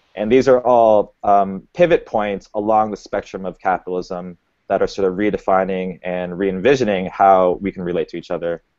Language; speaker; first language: English; native; English